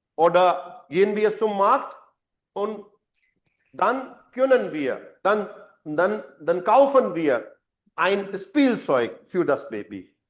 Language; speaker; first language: German; non-native, fluent; Hindi